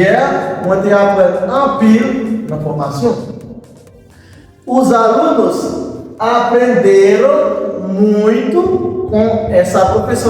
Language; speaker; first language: Portuguese; non-native, fluent; Haitian Creole